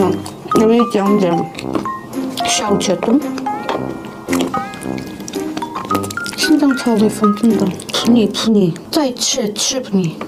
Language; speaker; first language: Chinese; non-native, learner; Korean